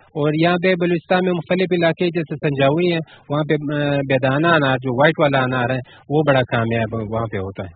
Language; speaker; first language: Urdu; non-native, local second language; Pashto